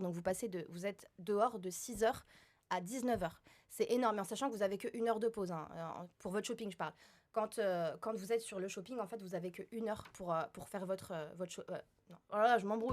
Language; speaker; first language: French; native; French